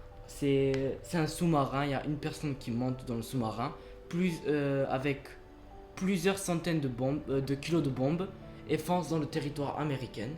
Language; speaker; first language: French; early bilingual, other home language; Japanese